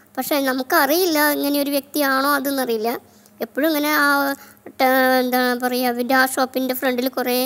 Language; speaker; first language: Malayalam; native; Malayalam